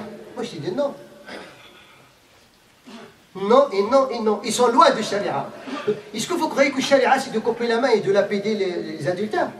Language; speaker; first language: French; non-native, fluent; Arabic